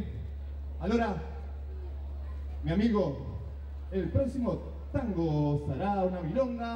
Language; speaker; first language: Italian; non-native, learner; Spanish